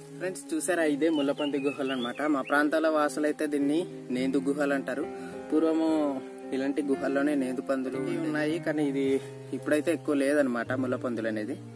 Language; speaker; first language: Telugu; non-native, local second language; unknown